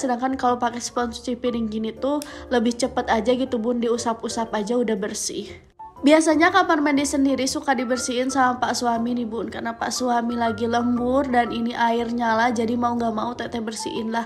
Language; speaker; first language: Indonesian; non-native, local second language; Sundanese